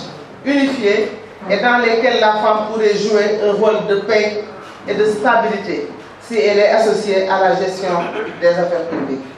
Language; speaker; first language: French; non-native, local second language; Wolof